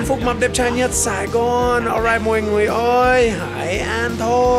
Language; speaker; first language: Vietnamese; non-native, learner; English